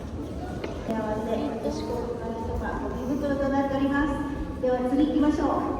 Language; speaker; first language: Japanese; native; Japanese